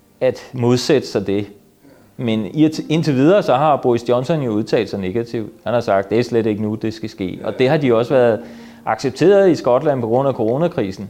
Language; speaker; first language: Danish; native; Danish